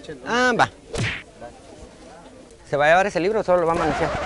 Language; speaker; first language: Spanish; native; Spanish